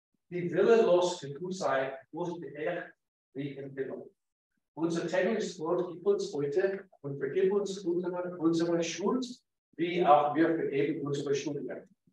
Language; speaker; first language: German; non-native, fluent; English